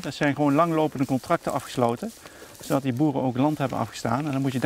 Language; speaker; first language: Dutch; native; Dutch